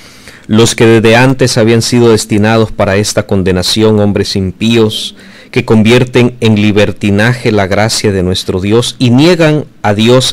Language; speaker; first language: Spanish; native; Spanish